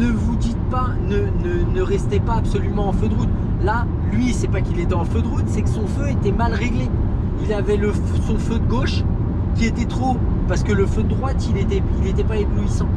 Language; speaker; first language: French; native; French